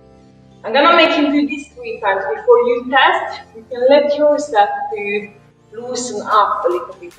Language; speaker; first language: English; non-native, fluent; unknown